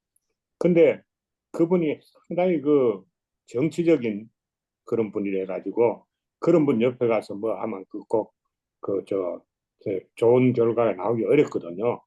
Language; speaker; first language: Korean; native; Korean